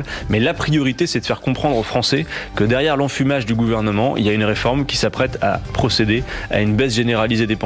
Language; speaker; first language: French; native; French